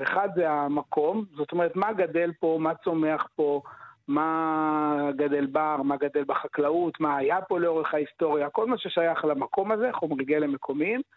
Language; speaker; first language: Hebrew; native; Hebrew